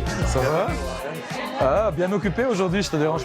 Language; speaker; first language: French; non-native, local second language; Arabic